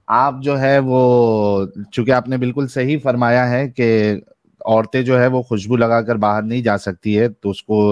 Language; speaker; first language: Urdu; native; Urdu